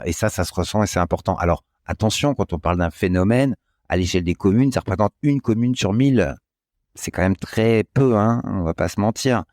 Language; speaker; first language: French; native; French